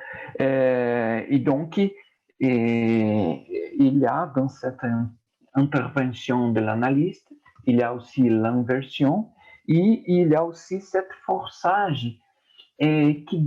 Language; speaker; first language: French; non-native, fluent; Portuguese